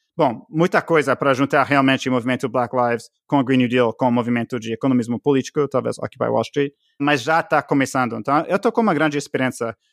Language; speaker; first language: Portuguese; non-native, fluent; English